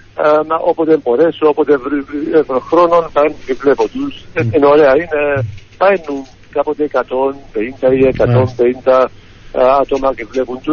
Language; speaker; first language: Greek; early bilingual, heritage; Greek